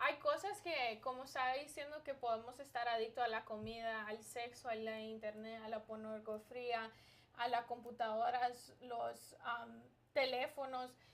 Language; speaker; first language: Spanish; early bilingual, other home language; English